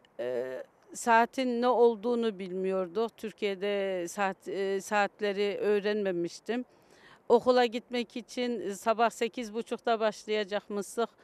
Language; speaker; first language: Turkish; early bilingual, other home language; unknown